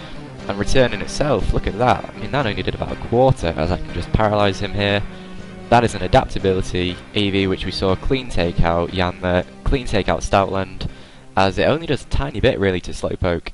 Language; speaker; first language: English; native; English